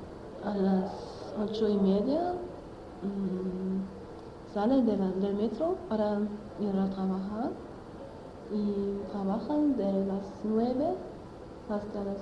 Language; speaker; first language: Spanish; non-native, learner; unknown